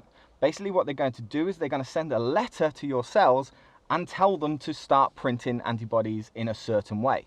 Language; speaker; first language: English; native; English